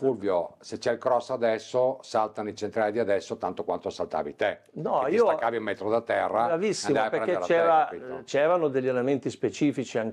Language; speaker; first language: Italian; native; Italian